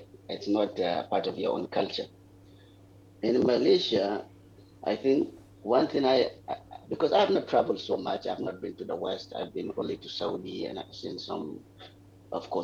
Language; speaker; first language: English; non-native, local second language; Hausa